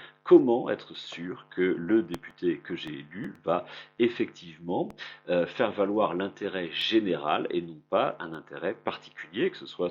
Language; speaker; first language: French; native; French